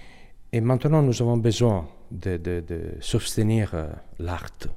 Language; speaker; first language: French; non-native, learner; Italian